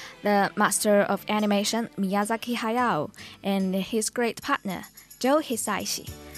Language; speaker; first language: English; non-native, fluent; Chinese